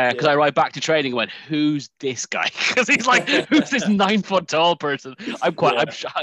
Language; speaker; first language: English; native; English